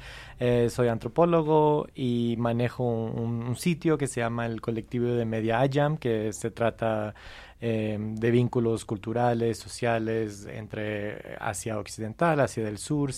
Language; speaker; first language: Spanish; non-native, fluent; English